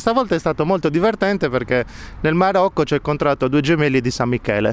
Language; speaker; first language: Italian; native; Italian